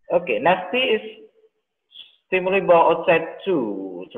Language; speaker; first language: English; non-native, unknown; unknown